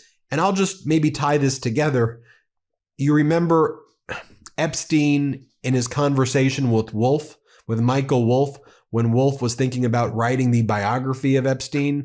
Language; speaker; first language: English; native; English